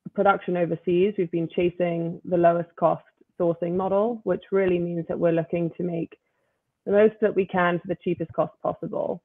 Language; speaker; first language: English; native; English